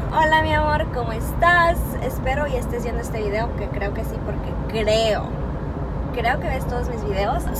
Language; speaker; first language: Spanish; native; Spanish